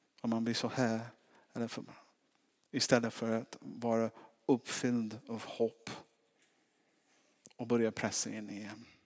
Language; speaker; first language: Swedish; non-native, fluent; English